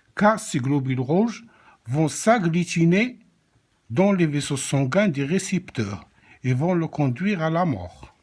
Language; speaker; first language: French; non-native, local second language; Arabic